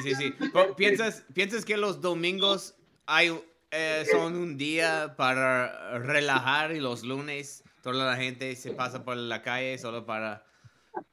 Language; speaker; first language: Spanish; non-native, learner; English